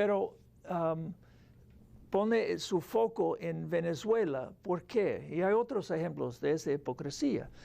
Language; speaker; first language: Spanish; non-native, fluent; English